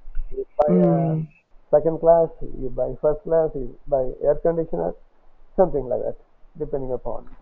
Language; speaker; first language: English; non-native, local second language; Tamil